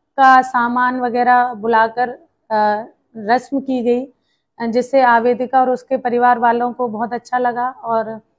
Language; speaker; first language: Hindi; native; Hindi